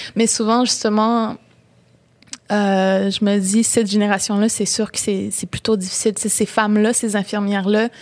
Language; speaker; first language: French; native; French